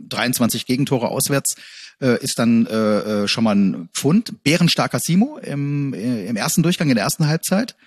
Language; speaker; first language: German; native; German